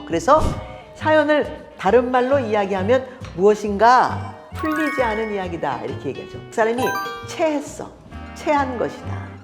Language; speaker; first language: Korean; early bilingual, heritage; Korean